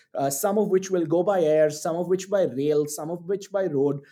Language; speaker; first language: English; non-native, local second language; Tamil